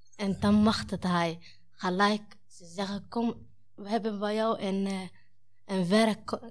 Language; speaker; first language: Dutch; non-native, learner; Somali